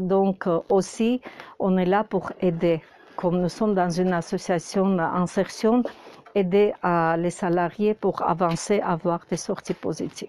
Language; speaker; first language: French; non-native, fluent; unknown